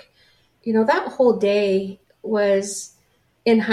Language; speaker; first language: English; native; English